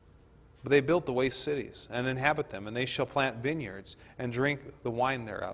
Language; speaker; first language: English; native; English